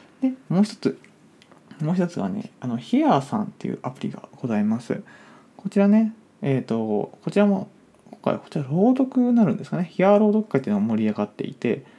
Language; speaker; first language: Japanese; native; Japanese